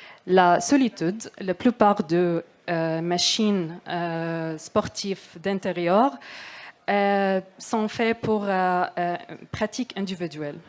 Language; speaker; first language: French; non-native, learner; Arabic